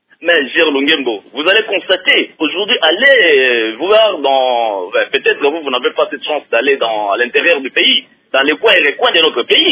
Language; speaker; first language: French; non-native, local second language; Lingala